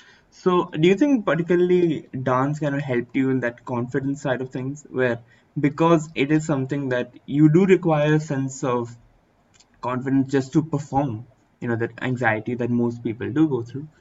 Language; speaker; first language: English; early bilingual, other home language; Hindi